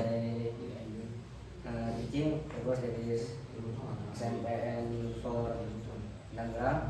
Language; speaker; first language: English; non-native, learner; Indonesian